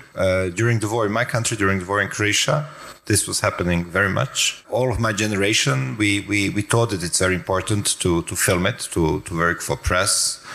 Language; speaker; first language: English; non-native, fluent; Croatian